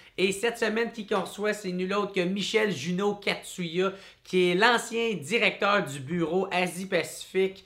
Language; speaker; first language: French; native; French